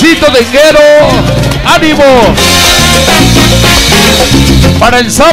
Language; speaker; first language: Spanish; native; Spanish